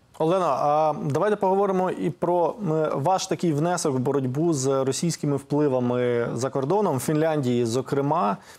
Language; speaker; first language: Ukrainian; native; Ukrainian